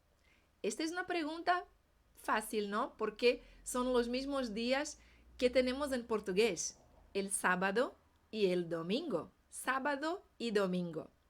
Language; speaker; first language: Spanish; non-native, fluent; Portuguese